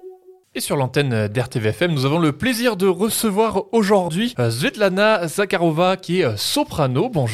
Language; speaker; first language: French; native; French